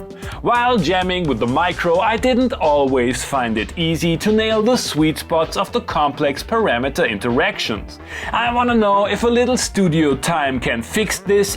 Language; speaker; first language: English; non-native, fluent; German